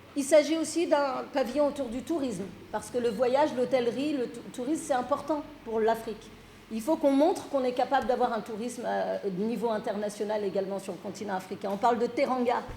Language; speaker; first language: French; early bilingual, other home language; Fula